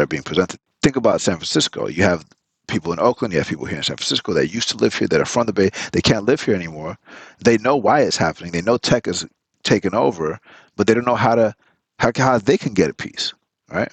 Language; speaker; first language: English; early bilingual, other home language; Spanish